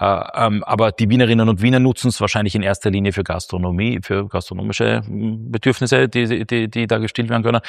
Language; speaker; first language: German; native; German